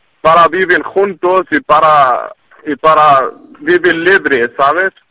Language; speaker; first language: Spanish; non-native, learner; Arabic